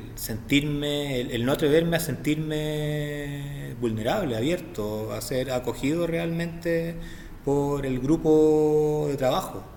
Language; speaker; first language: Spanish; native; Spanish